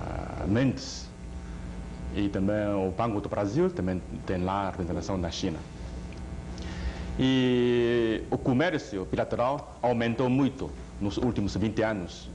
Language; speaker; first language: Portuguese; non-native, fluent; Chinese